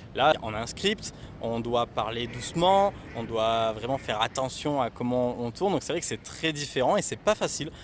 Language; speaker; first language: French; native; French